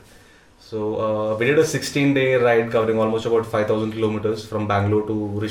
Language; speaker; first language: English; non-native, local second language; Konkani